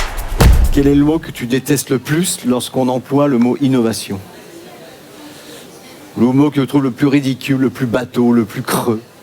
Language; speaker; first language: French; native; French